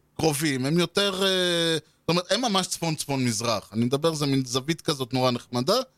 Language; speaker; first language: Hebrew; native; Hebrew